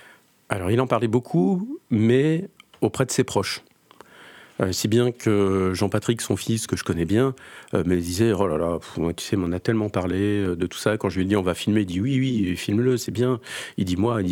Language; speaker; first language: French; native; French